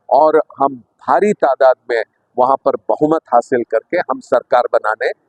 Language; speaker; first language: Hindi; non-native, local second language; Marathi